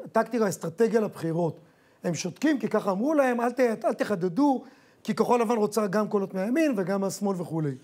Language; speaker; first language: Hebrew; native; Hebrew